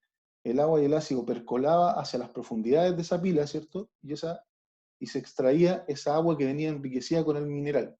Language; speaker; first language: Spanish; native; Spanish